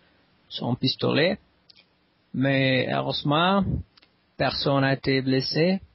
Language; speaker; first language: French; non-native, learner; Spanish